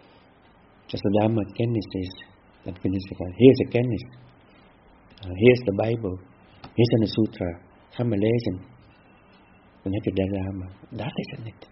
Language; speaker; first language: Dutch; non-native, fluent; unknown